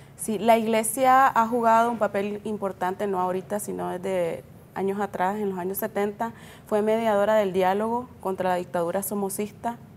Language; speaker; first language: Spanish; native; Spanish